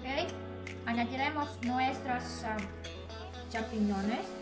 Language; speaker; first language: Spanish; non-native, learner; Polish